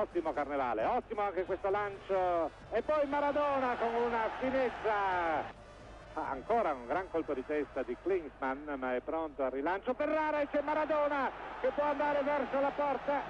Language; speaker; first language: Italian; native; Italian